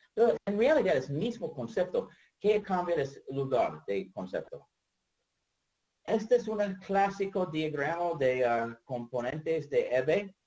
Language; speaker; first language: Spanish; non-native, learner; English